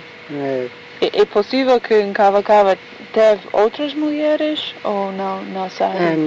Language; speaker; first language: Portuguese; non-native, fluent; English